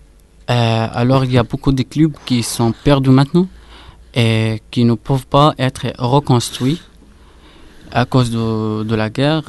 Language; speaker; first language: French; non-native, fluent; Arabic